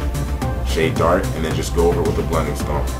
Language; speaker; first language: English; native; English